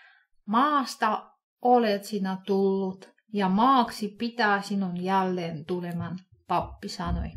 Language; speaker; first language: Finnish; non-native, fluent; Russian